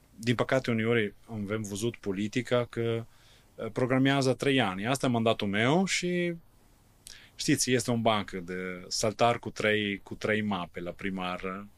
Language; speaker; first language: Romanian; non-native, fluent; Italian